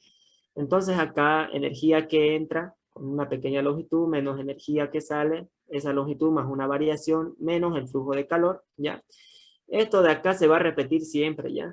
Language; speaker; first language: Spanish; native; Spanish